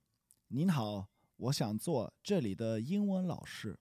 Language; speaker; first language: Chinese; non-native, learner; English